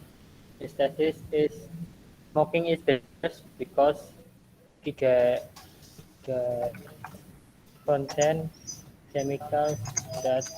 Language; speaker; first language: English; non-native, learner; Indonesian